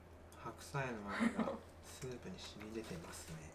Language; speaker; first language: Japanese; native; Japanese